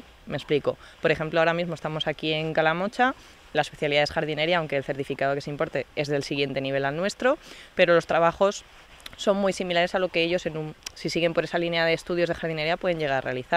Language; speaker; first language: Spanish; native; Spanish